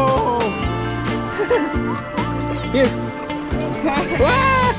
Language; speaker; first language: English; non-native, local second language; Filipino